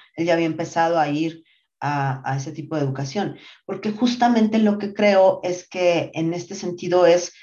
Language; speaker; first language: Spanish; native; Spanish